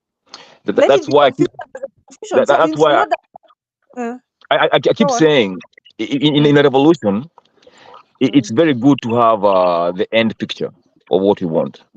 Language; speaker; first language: English; non-native, local second language; Swahili